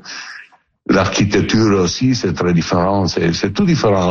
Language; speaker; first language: French; non-native, learner; Italian